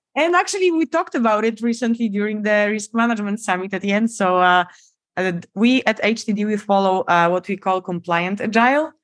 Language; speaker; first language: English; non-native, fluent; Polish